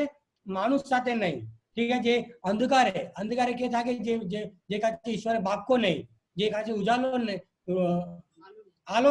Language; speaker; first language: Bangla; non-native, local second language; Hindi